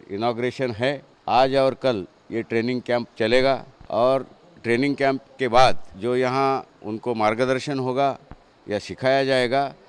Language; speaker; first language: Hindi; non-native, local second language; Marathi